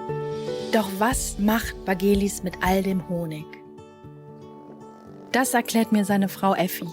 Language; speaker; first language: German; native; German